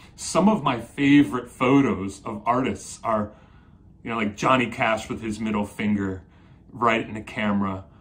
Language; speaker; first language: English; native; English